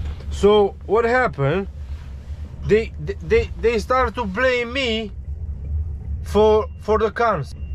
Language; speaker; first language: English; non-native, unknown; Romanian